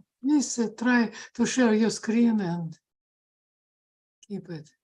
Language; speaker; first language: English; non-native, fluent; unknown